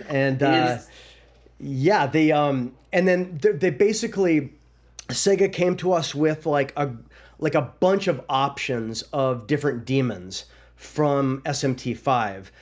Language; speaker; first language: English; native; English